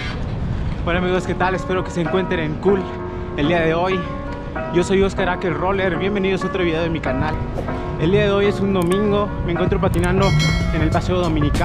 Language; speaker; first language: Spanish; native; Spanish